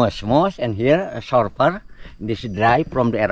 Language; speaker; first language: English; non-native, learner; Indonesian